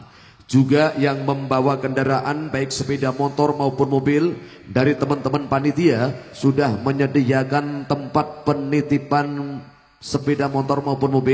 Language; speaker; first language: Indonesian; non-native, local second language; Javanese